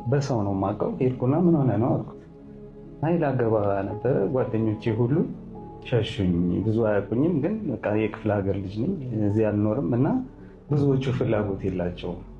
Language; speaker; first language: Amharic; native; Amharic